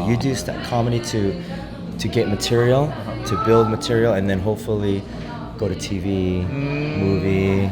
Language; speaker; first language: English; early bilingual, other home language; Korean